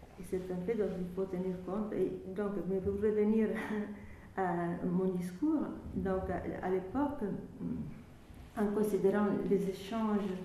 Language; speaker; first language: French; non-native, fluent; Italian